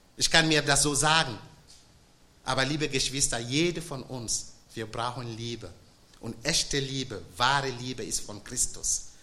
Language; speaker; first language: German; non-native, fluent; French